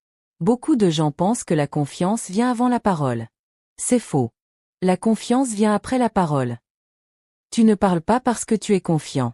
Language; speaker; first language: French; native; French